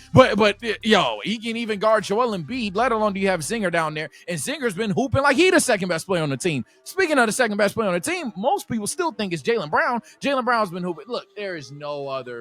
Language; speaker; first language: English; native; English